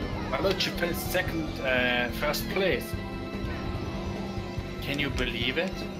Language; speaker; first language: English; non-native, learner; German